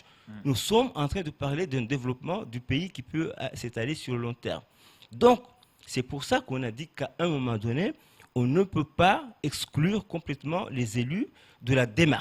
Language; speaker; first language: French; native; French